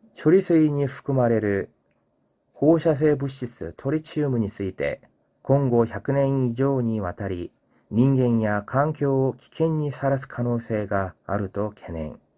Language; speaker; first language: Japanese; non-native, fluent; Korean